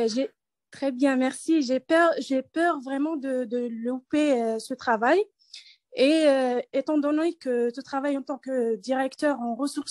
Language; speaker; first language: French; non-native, learner; Arabic